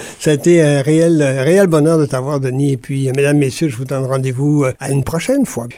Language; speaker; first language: French; native; French